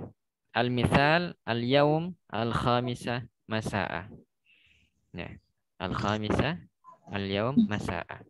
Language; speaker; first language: Arabic; non-native, fluent; Indonesian